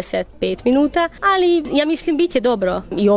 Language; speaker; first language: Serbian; non-native, local second language; Hungarian